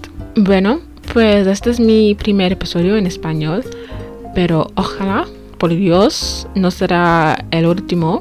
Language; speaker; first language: Spanish; non-native, fluent; English